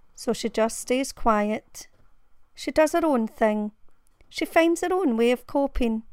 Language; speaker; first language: English; native; English